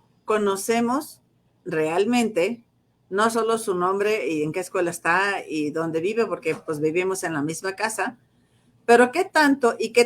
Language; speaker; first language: Spanish; native; Spanish